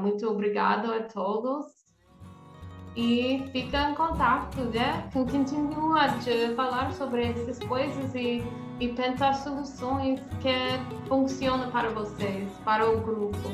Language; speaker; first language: Portuguese; non-native, fluent; English